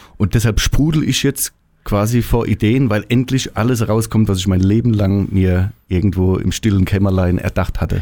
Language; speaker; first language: German; native; German